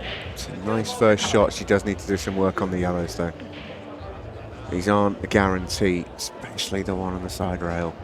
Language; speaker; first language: English; native; English